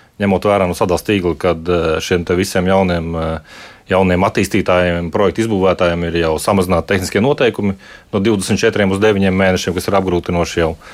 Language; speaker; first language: Latvian; native; Latvian